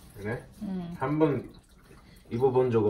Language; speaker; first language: Korean; non-native, learner; English